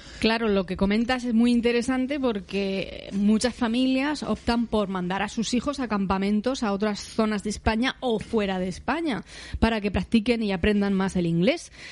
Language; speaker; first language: Spanish; native; Spanish